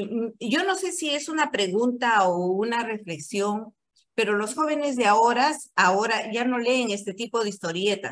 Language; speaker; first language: Spanish; native; Spanish